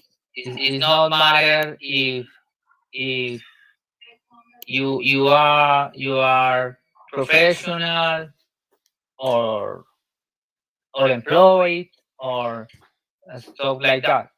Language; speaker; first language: English; non-native, learner; Spanish